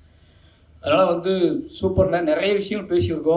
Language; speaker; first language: Tamil; native; Tamil